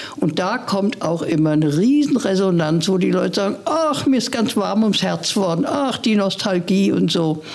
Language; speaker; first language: German; native; German